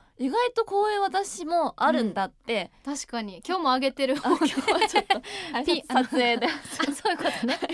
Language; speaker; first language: Japanese; native; Japanese